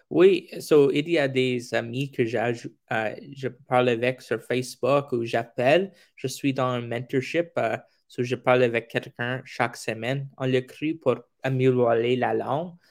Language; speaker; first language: French; non-native, fluent; English